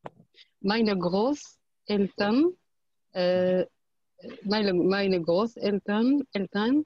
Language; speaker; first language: German; non-native, learner; Arabic